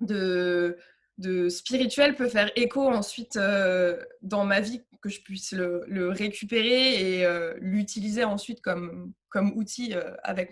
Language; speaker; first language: French; native; French